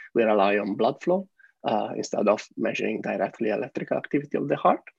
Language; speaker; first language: English; non-native, fluent; Italian